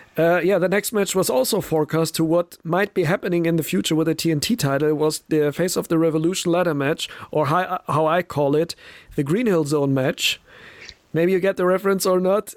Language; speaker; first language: English; non-native, fluent; German